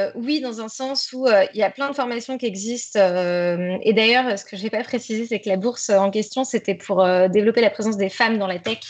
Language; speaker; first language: French; native; French